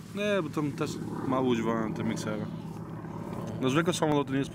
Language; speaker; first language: Polish; non-native, learner; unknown